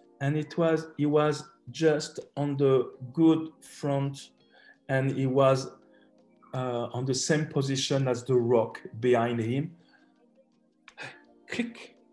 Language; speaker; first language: English; non-native, learner; French